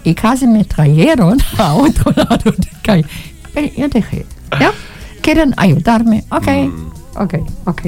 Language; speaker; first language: Spanish; non-native, learner; German